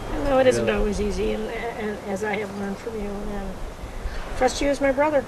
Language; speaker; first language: English; native; English